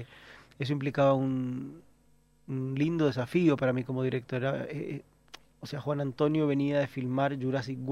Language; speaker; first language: Spanish; native; Spanish